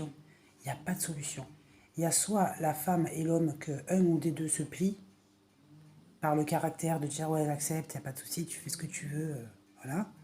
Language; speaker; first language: French; native; French